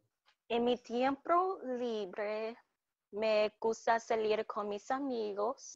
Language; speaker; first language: Spanish; non-native, learner; English